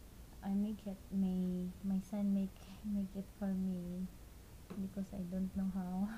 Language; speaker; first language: English; non-native, local second language; Cebuano